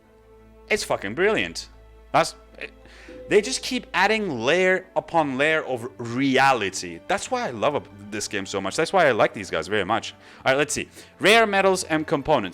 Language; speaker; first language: English; non-native, fluent; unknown